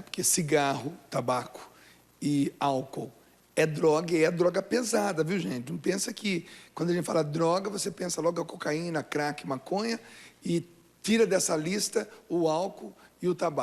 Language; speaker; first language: Portuguese; native; Portuguese